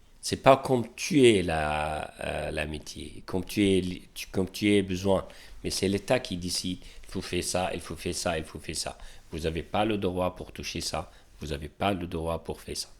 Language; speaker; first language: French; non-native, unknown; Arabic